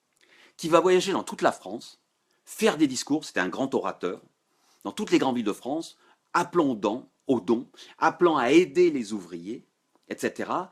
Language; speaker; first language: French; native; French